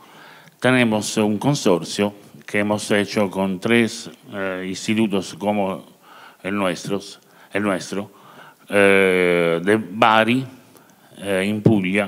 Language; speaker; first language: Spanish; non-native, learner; Italian